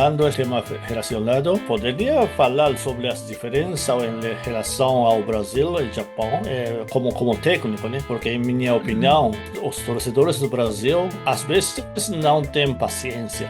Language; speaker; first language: Portuguese; non-native, fluent; Japanese